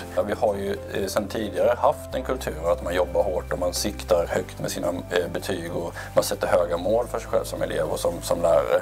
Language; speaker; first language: Swedish; native; Swedish